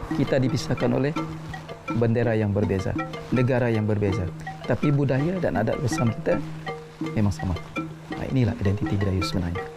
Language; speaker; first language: Malay; non-native, local second language; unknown